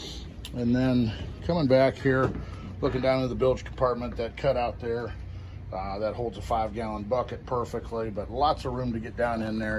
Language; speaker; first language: English; native; English